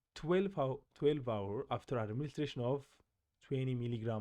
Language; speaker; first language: English; non-native, local second language; Amharic